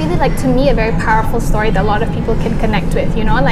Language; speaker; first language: English; non-native, local second language; Malay